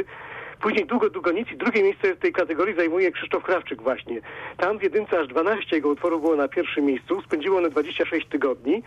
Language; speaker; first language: Polish; native; Polish